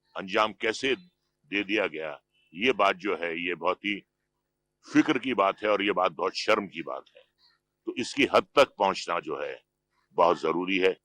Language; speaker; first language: Hindi; native; Hindi